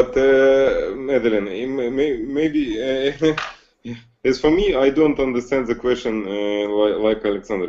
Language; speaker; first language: English; non-native, learner; Russian